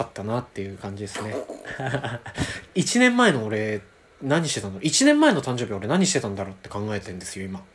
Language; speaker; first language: Japanese; native; Japanese